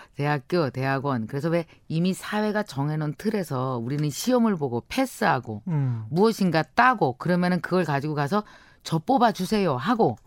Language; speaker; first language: Korean; native; Korean